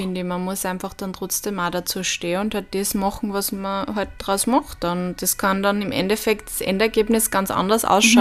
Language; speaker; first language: German; native; German